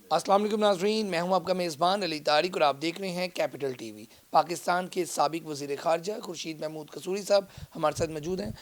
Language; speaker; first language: Urdu; native; Urdu